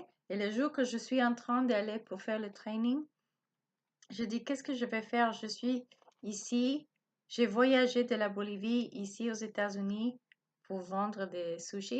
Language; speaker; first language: French; non-native, learner; Spanish